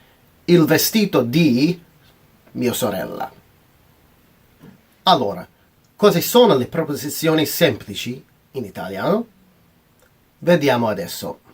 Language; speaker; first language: Italian; non-native, fluent; English